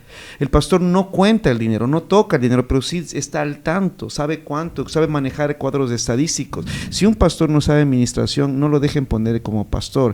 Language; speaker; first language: Spanish; native; Spanish